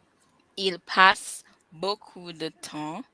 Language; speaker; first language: French; non-native, learner; English